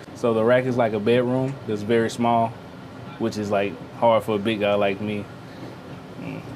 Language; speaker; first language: English; native; English